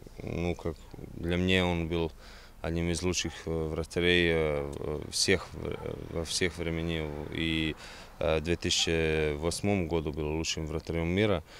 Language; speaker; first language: Russian; non-native, fluent; Serbian